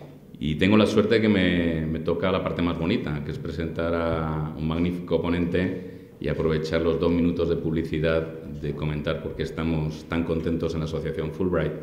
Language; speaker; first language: Spanish; native; Spanish